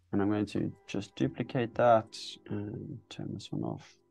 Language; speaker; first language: English; native; English